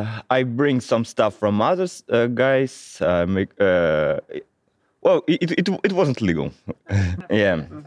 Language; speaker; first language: English; non-native, fluent; Russian